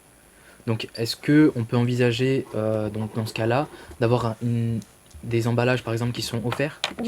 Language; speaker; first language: French; native; French